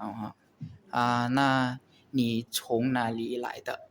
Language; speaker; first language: Chinese; non-native, learner; Lao